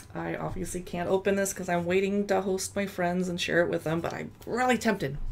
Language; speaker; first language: English; native; English